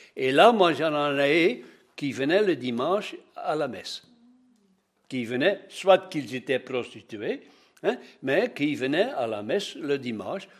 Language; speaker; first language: French; non-native, local second language; Dutch